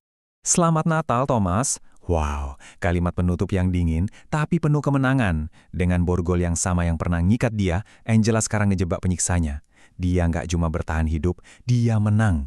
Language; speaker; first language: Indonesian; native; Indonesian